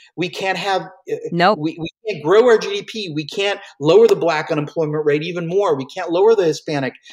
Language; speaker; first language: English; early bilingual, other home language; Hindi